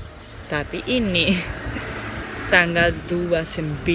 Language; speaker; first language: Indonesian; non-native, fluent; Spanish